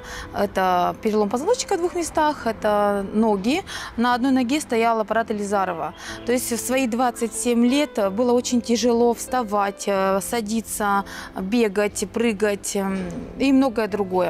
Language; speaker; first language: Russian; native; Russian